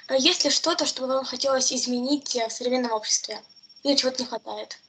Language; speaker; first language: Russian; native; Russian